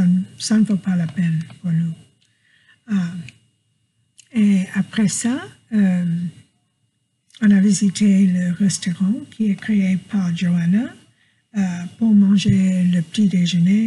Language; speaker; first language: French; non-native, learner; English